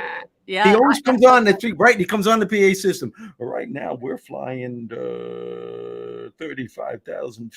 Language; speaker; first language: English; native; English